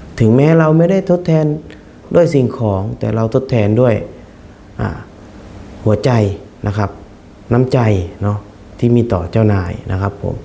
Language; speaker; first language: Thai; non-native, fluent; Khmer